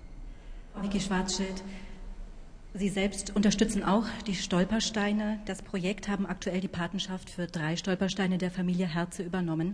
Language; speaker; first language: German; native; German